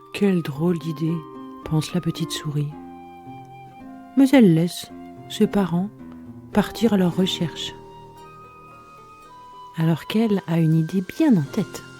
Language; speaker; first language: French; native; French